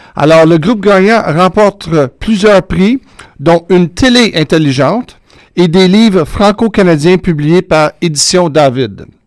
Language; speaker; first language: French; native; French